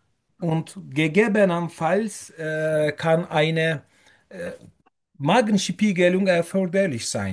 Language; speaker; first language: German; non-native, fluent; Turkish